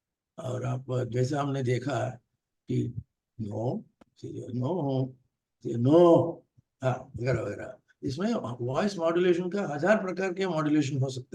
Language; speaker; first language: Hindi; non-native, local second language; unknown